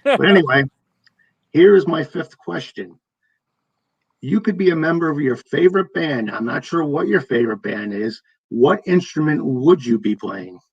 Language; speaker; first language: English; native; English